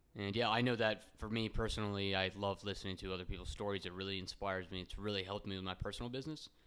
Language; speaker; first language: English; early bilingual, other home language; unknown